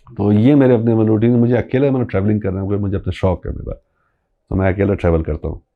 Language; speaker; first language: Urdu; non-native, local second language; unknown